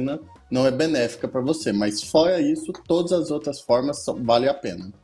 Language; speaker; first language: Portuguese; native; Portuguese